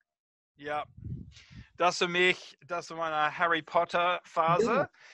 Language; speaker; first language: German; non-native, fluent; English